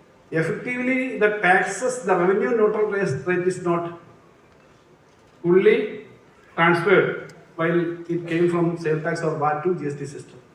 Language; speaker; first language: English; non-native, local second language; Malayalam